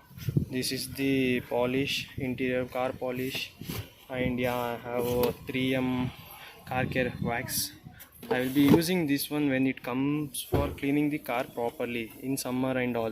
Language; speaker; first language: English; non-native, local second language; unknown